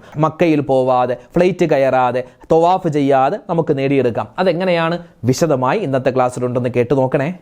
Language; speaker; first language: Malayalam; native; Malayalam